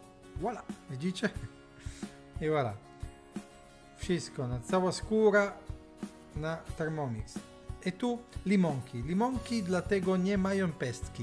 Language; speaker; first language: Polish; non-native, learner; Italian